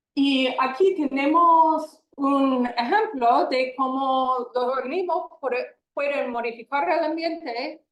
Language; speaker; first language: Spanish; non-native, fluent; English